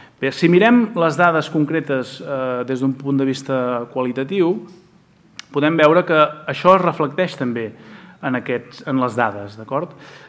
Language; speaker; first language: Catalan; native; Catalan